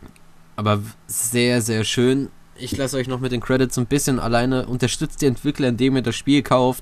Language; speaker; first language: German; native; German